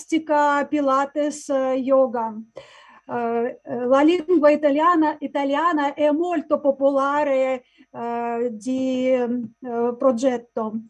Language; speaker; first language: Italian; non-native, learner; Russian